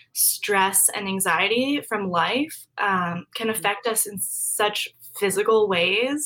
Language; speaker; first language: English; native; English